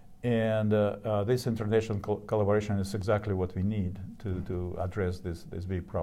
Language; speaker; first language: English; non-native, fluent; Russian